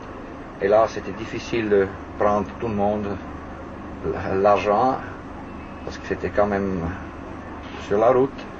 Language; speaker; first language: French; non-native, fluent; German